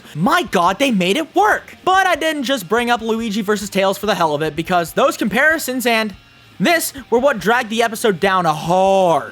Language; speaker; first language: English; native; English